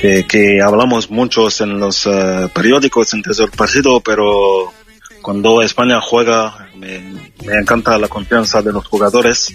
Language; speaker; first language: Spanish; non-native, fluent; French